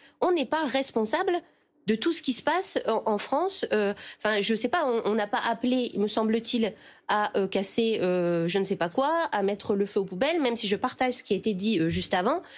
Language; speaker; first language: French; native; French